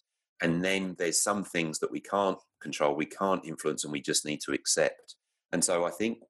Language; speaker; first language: English; native; English